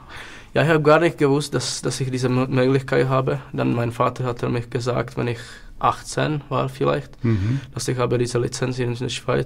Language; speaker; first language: German; non-native, learner; Czech